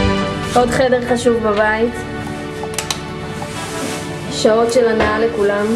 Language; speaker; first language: Hebrew; native; Hebrew